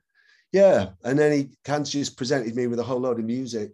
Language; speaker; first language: English; native; English